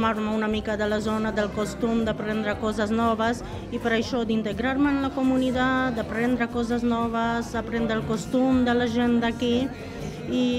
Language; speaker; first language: Catalan; non-native, fluent; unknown